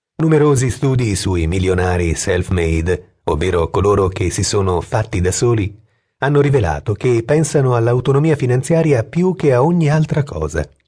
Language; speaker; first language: Italian; native; Italian